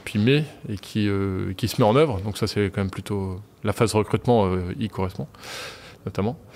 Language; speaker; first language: French; native; French